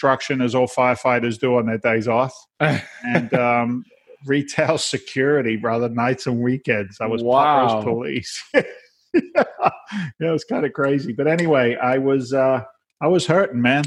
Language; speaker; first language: English; native; English